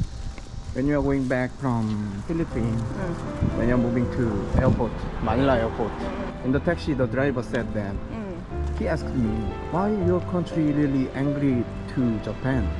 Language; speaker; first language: English; non-native, learner; Korean